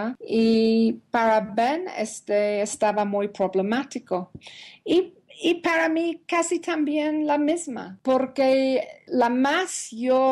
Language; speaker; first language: Spanish; non-native, learner; English